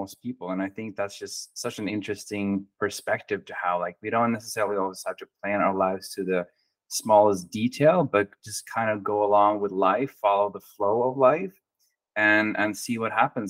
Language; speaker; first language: English; non-native, fluent; Norwegian